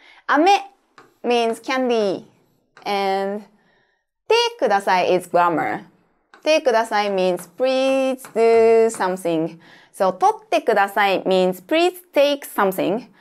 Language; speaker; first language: English; non-native, fluent; Japanese